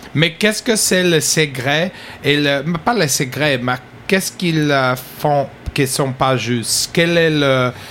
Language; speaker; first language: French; non-native, learner; English